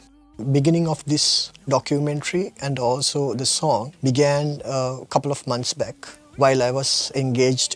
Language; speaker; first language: English; non-native, local second language; Sinhala